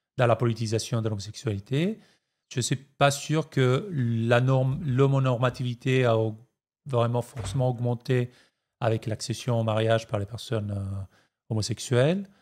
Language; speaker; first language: French; non-native, fluent; Italian